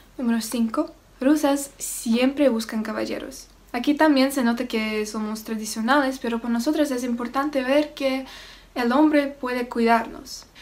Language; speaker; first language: Spanish; non-native, fluent; Russian